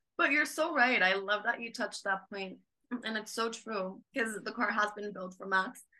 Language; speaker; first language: English; non-native, fluent; Spanish